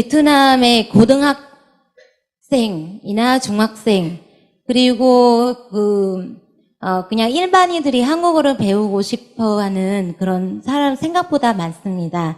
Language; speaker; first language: Korean; non-native, fluent; Vietnamese